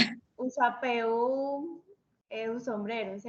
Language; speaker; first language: Portuguese; non-native, learner; Spanish